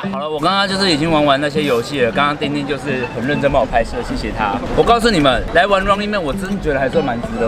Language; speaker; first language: Chinese; native; Chinese